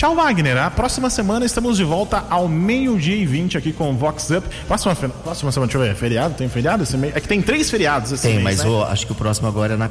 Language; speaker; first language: Portuguese; native; Portuguese